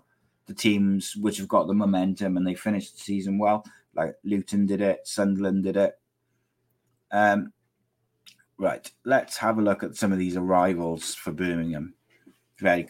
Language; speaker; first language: English; native; English